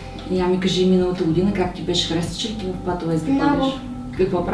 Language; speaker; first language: Bulgarian; native; Bulgarian